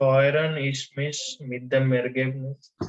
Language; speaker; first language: German; non-native, learner; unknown